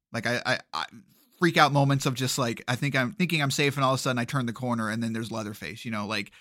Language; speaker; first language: English; native; English